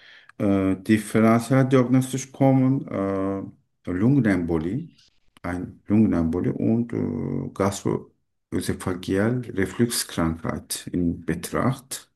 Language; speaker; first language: German; non-native, learner; Turkish